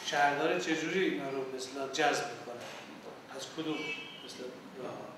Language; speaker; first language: Persian; non-native, local second language; Armenian